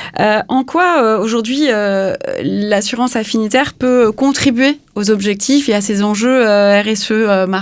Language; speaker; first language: French; native; French